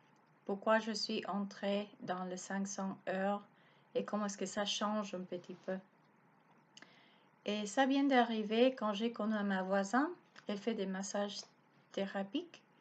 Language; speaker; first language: French; non-native, learner; Spanish